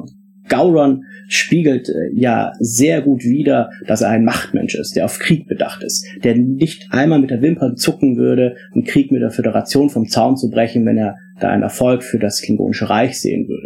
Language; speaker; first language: German; native; German